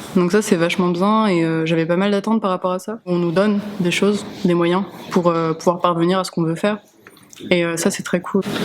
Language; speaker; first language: French; native; French